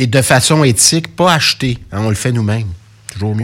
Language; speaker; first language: French; native; French